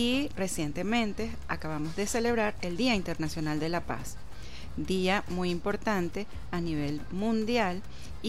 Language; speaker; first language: Spanish; native; Spanish